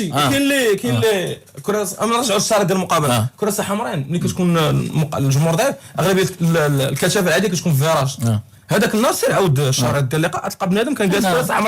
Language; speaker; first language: Arabic; native; Arabic